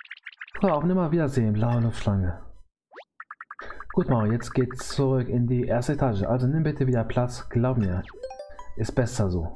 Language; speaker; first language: German; native; German